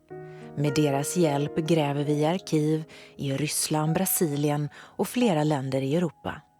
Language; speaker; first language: Swedish; native; Swedish